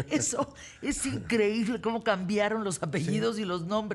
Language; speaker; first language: Spanish; native; Spanish